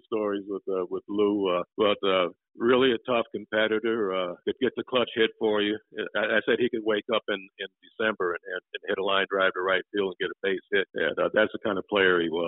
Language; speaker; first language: English; native; English